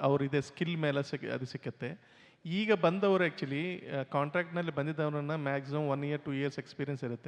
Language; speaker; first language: Kannada; non-native, local second language; Telugu